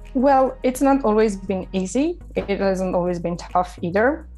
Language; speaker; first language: English; non-native, fluent; Romanian